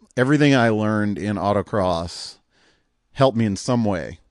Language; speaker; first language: English; native; English